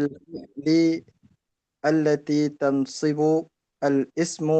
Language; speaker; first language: Arabic; non-native, learner; Indonesian